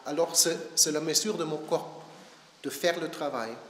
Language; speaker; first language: French; non-native, learner; German